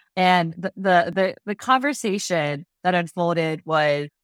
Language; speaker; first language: English; native; English